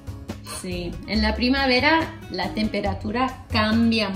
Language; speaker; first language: Spanish; non-native, fluent; English